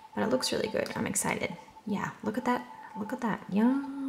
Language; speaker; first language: English; native; English